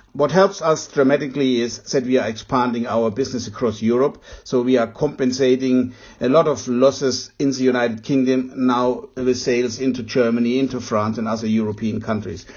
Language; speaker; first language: English; non-native, fluent; German